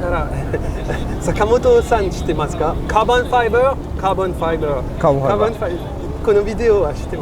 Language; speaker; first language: Japanese; non-native, learner; French